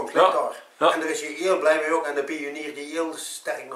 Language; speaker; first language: Dutch; native; Dutch